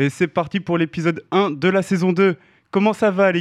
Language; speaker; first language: French; native; French